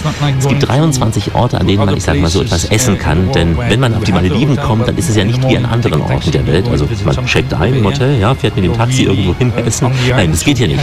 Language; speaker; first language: German; native; German